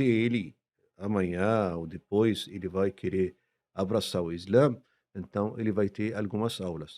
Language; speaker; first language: Portuguese; non-native, fluent; Arabic